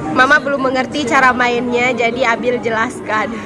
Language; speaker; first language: Indonesian; native; Indonesian